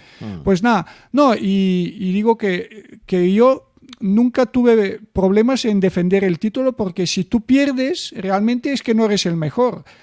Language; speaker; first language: Spanish; non-native, fluent; Bulgarian